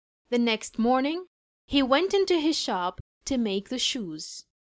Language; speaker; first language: English; non-native, fluent; Arabic